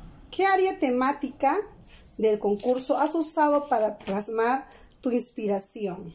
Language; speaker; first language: Spanish; native; Spanish